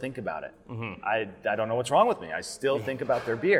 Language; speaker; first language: English; native; English